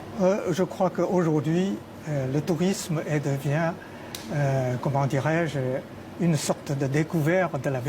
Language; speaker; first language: French; non-native, fluent; Chinese